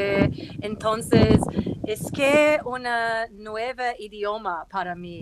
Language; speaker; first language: Spanish; non-native, learner; English